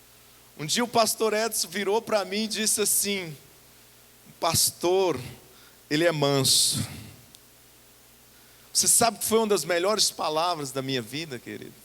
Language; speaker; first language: Portuguese; native; Portuguese